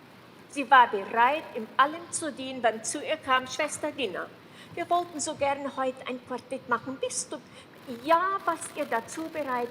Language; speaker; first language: German; early bilingual, heritage; German